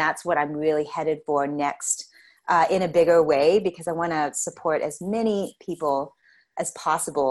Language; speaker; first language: English; native; English